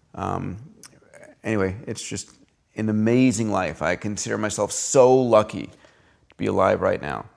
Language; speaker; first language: English; early bilingual, other home language; Greek